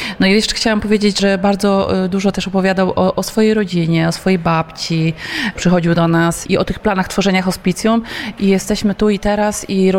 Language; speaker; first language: Polish; native; Polish